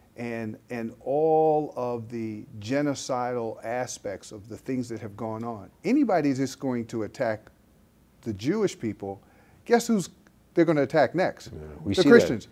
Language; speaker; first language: English; native; English